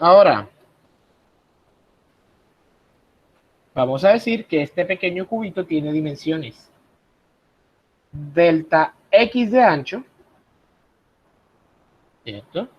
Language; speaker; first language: Spanish; native; Spanish